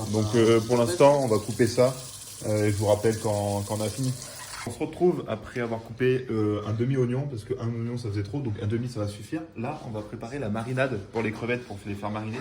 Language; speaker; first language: French; native; French